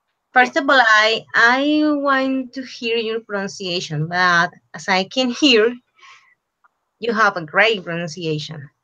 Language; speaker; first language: English; non-native, fluent; Spanish